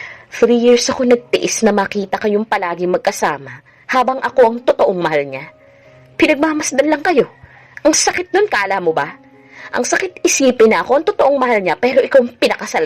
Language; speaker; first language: Filipino; native; Filipino